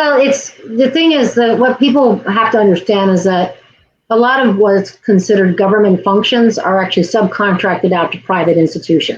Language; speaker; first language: English; native; English